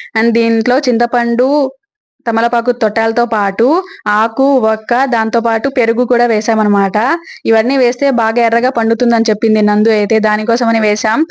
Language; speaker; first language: Telugu; native; Telugu